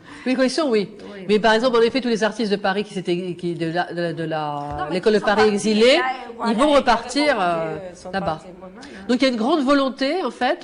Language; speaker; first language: French; native; French